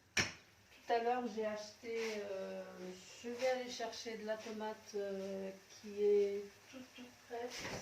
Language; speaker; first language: French; non-native, local second language; Arabic